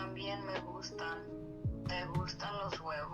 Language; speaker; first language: Spanish; non-native, learner; English